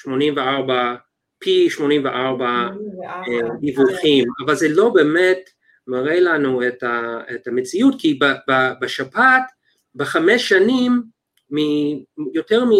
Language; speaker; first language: Hebrew; non-native, fluent; English